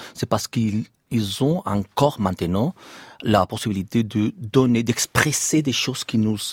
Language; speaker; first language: French; non-native, fluent; Spanish